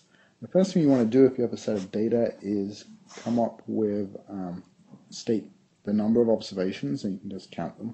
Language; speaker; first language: English; native; English